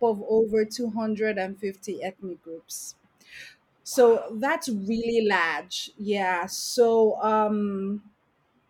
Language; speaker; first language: English; non-native, local second language; Esan